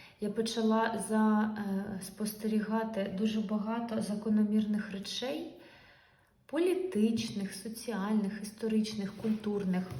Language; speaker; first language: Ukrainian; non-native, local second language; Russian